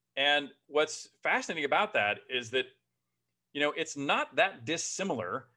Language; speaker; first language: English; native; English